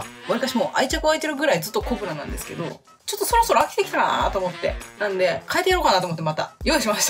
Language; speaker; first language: Japanese; native; Japanese